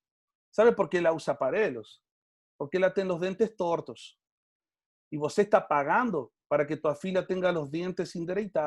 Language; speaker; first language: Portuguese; non-native, learner; Spanish